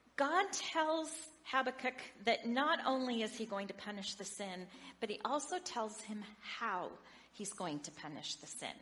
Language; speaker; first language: English; native; English